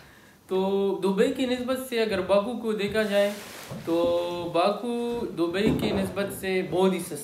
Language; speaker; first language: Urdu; non-native, local second language; Pashto